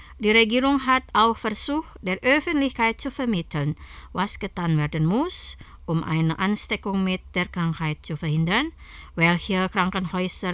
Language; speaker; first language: German; non-native, fluent; Indonesian